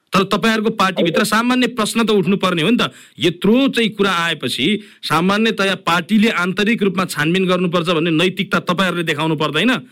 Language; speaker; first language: Nepali; native; Nepali